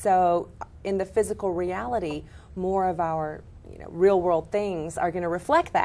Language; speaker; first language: English; native; English